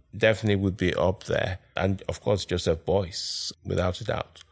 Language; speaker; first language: English; non-native, local second language; Yoruba